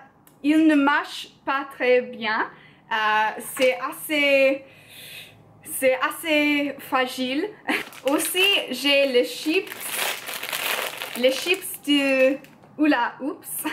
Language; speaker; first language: French; non-native, learner; English